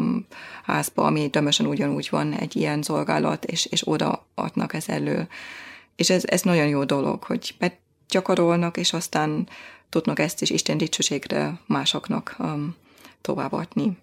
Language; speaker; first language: Hungarian; non-native, fluent; German